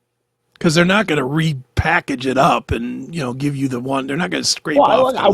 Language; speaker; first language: English; native; English